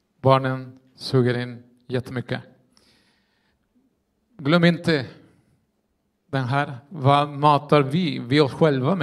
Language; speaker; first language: Swedish; non-native, fluent; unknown